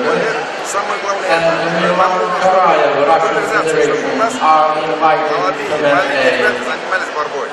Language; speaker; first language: Russian; non-native, local second language; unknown